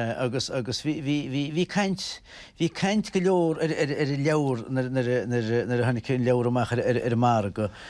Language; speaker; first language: Irish; native; Irish